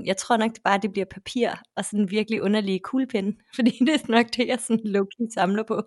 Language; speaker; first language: Danish; native; Danish